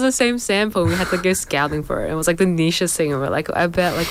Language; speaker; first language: English; native; English